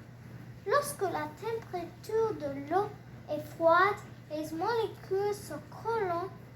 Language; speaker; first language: French; non-native, learner; English